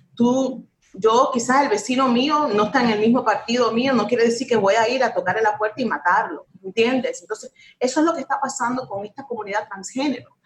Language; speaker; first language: Spanish; early bilingual, heritage; Spanish